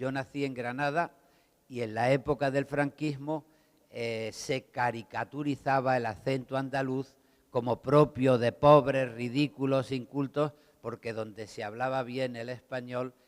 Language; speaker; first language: Spanish; native; Spanish